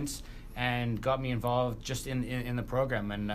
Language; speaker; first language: English; native; English